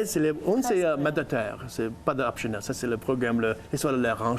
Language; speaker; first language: French; non-native, learner; English